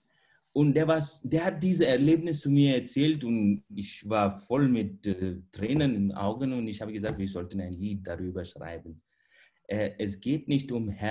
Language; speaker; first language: German; non-native, fluent; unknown